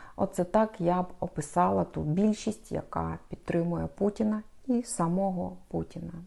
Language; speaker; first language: Ukrainian; non-native, local second language; Russian